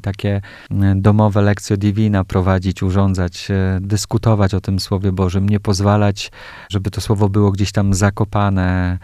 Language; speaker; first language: Polish; native; Polish